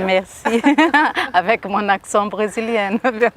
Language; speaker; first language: French; non-native, local second language; Portuguese